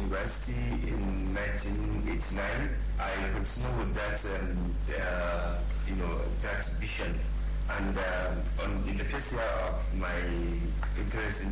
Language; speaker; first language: English; non-native, local second language; Hausa